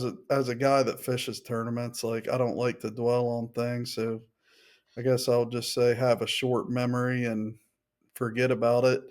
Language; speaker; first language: English; native; English